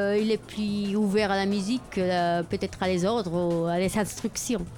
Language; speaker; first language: French; non-native, fluent; Spanish